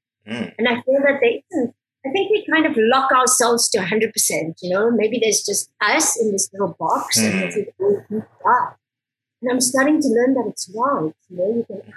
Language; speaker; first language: English; native; English